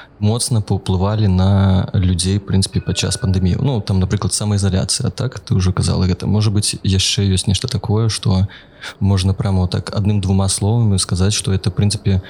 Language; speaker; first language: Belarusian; non-native, local second language; Russian